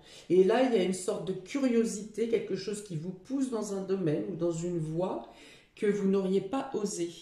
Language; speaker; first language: French; native; French